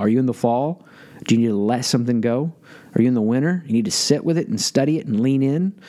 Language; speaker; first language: English; native; English